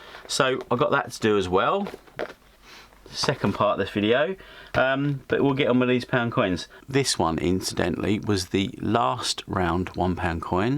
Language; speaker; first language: English; native; English